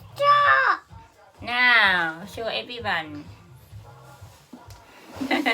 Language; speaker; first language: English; non-native, learner; Thai